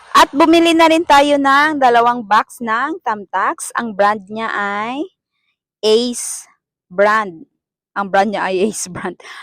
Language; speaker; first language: Filipino; non-native, local second language; Cebuano